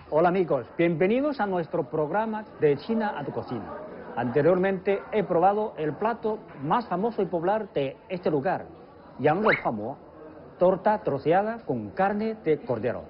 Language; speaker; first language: Spanish; non-native, fluent; Chinese